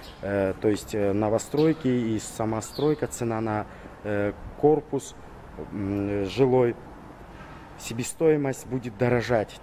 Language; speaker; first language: Russian; non-native, local second language; Georgian